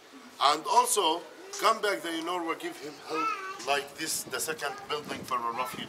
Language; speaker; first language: English; non-native, learner; Arabic